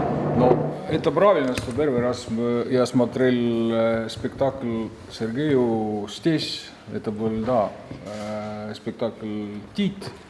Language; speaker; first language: Russian; non-native, fluent; Estonian